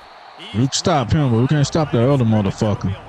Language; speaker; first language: English; native; English